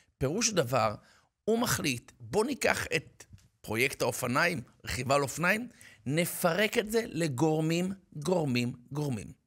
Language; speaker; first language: Hebrew; native; Hebrew